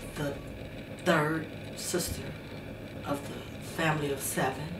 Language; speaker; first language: English; native; English